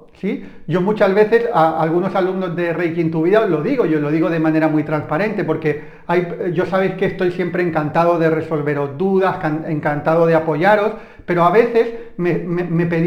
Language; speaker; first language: Spanish; native; Spanish